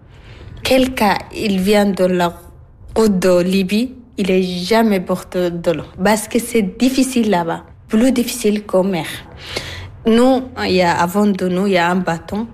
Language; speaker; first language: French; non-native, learner; Arabic